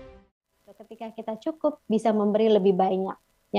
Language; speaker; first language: Indonesian; native; Indonesian